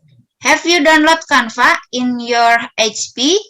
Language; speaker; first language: English; non-native, learner; Indonesian